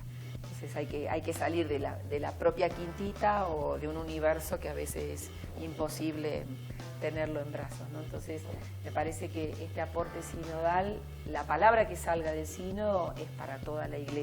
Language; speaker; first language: Spanish; native; Spanish